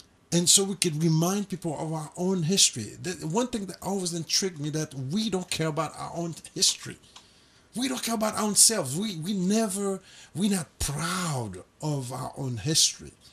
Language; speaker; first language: English; non-native, fluent; Haitian Creole